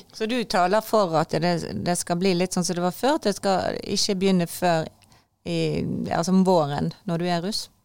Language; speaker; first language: Norwegian; native; Norwegian